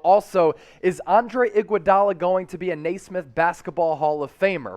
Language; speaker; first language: English; native; English